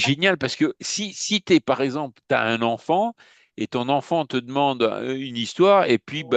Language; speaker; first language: French; native; French